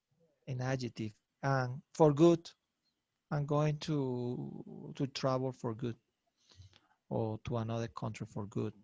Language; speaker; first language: English; non-native, learner; Spanish